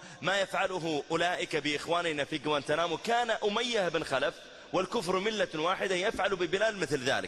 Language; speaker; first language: Arabic; native; Arabic